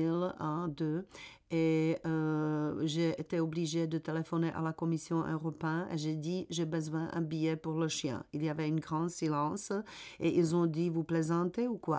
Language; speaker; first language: French; non-native, fluent; Czech